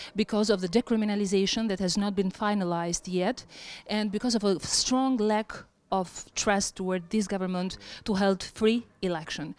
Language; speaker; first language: English; non-native, fluent; Albanian